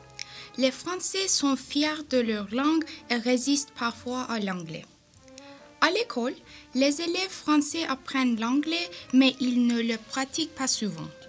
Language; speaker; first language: French; non-native, learner; Turkish